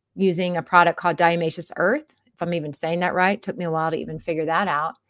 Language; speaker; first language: English; native; English